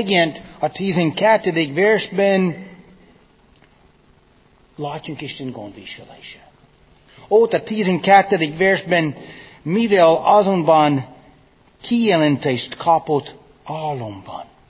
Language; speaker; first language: Hungarian; non-native, fluent; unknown